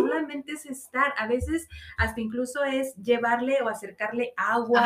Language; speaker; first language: Spanish; native; Spanish